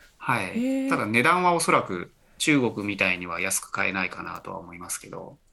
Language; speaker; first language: Japanese; native; Japanese